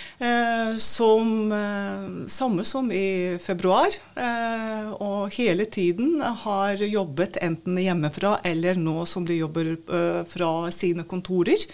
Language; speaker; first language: Norwegian; non-native, fluent; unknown